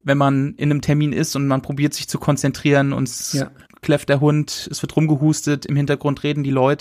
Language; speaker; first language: German; native; German